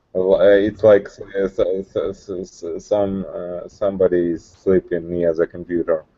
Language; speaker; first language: English; non-native, learner; Russian